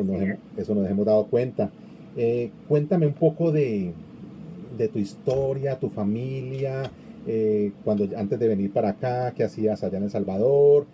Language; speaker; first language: Spanish; native; Spanish